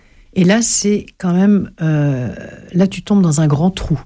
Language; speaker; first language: French; native; French